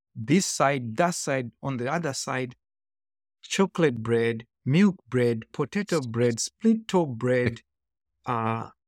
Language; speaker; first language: English; non-native, local second language; Shona